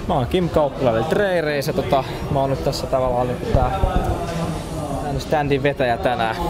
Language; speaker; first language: Finnish; native; Finnish